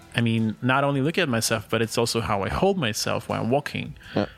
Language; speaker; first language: English; early bilingual, other home language; Russian